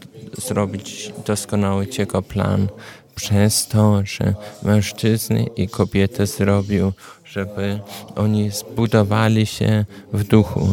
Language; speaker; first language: Polish; non-native, learner; German